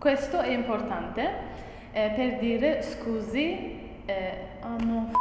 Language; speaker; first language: Italian; non-native, fluent; Turkish